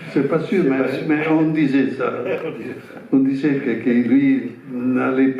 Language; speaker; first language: French; non-native, fluent; Italian